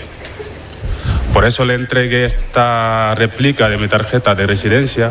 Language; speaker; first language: Spanish; non-native, fluent; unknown